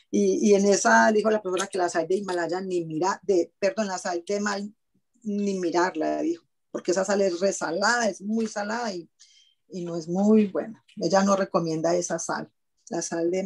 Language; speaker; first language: Spanish; native; Spanish